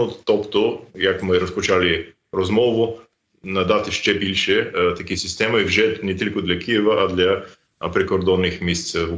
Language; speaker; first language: Ukrainian; non-native, fluent; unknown